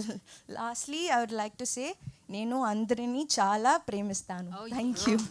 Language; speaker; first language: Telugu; non-native, learner; Tamil